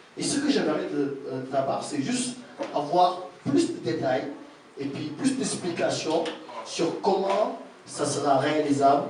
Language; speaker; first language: French; non-native, local second language; Wolof